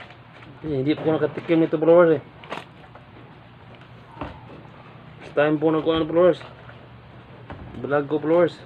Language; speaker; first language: Filipino; non-native, local second language; Cebuano